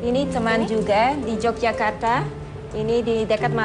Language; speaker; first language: Indonesian; non-native, learner; Dutch